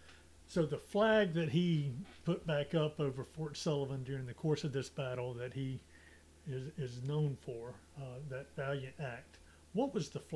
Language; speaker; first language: English; native; English